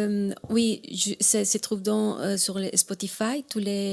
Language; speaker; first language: French; non-native, learner; Spanish